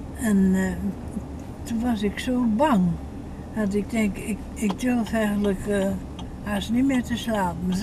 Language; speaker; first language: Dutch; native; Dutch